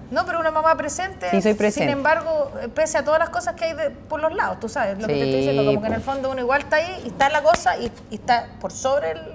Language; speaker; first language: Spanish; native; Spanish